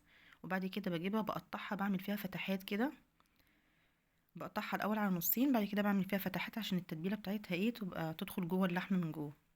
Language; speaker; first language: Arabic; native; Arabic